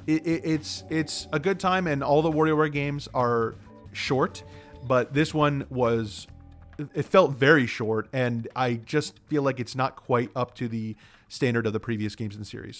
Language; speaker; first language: English; native; English